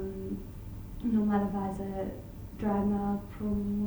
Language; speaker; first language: German; non-native, learner; English